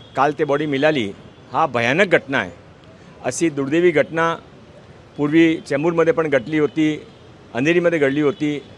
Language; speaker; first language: Marathi; non-native, local second language; Hindi